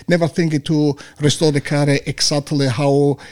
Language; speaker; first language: English; non-native, learner; Italian